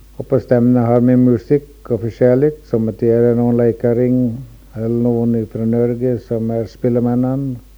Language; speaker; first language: Norwegian; early bilingual, heritage; Norwegian